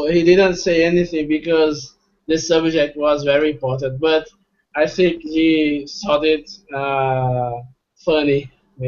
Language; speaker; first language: English; non-native, fluent; Portuguese